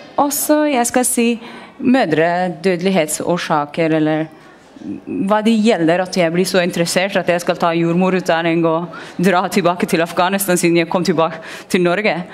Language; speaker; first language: Norwegian; non-native, fluent; Persian